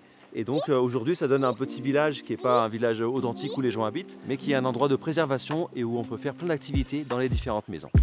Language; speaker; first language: French; native; French